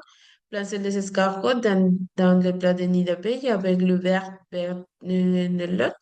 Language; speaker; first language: French; non-native, learner; Spanish